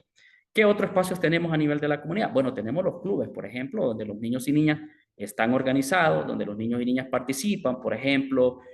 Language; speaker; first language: Spanish; native; Spanish